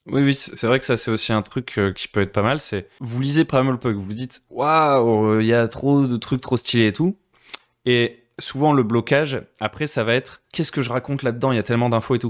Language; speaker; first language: French; native; French